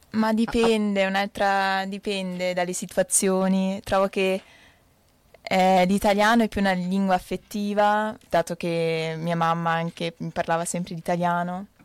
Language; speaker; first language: Italian; early bilingual, heritage; Italian